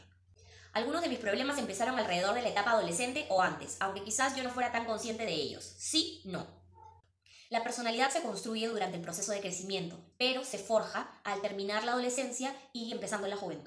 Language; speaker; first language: Spanish; native; Spanish